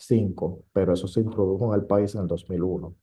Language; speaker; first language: Spanish; native; Spanish